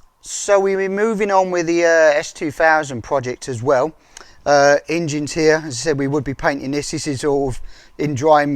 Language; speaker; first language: English; native; English